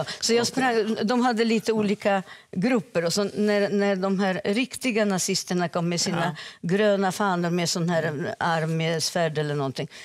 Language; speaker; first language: Swedish; non-native, fluent; Polish